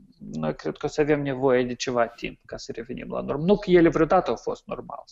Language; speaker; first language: Romanian; native; Romanian